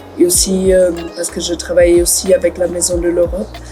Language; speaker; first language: French; non-native, learner; German